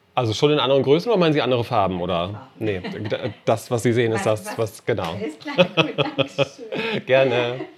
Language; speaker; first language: German; non-native, fluent; English